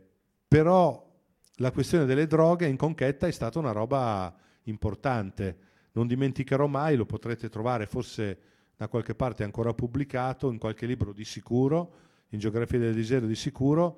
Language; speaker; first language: Italian; native; Italian